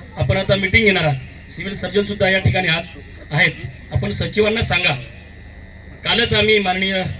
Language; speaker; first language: Marathi; native; Marathi